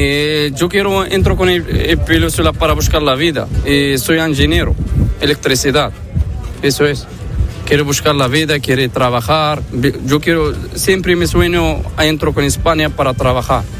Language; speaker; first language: Spanish; non-native, learner; Arabic